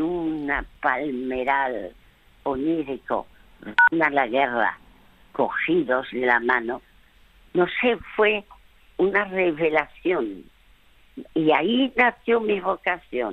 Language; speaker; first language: Spanish; early bilingual, other home language; French